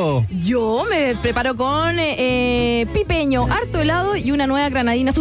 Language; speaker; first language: Spanish; native; Spanish